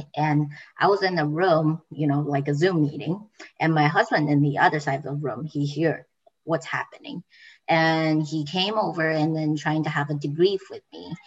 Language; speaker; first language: English; non-native, fluent; Chinese